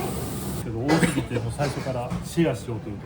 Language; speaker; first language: Japanese; native; Japanese